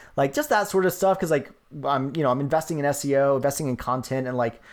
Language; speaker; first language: English; native; English